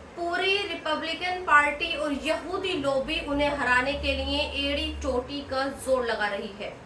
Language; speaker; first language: Hindi; native; Hindi